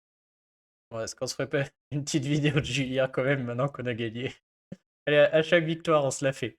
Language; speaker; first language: French; native; French